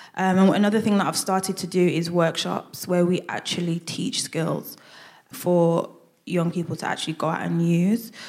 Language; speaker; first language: English; native; English